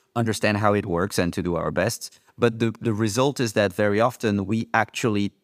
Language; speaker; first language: English; non-native, fluent; French